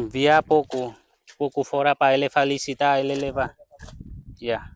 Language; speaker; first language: Portuguese; non-native, learner; Vietnamese